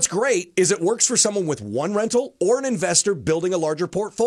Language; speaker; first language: English; native; English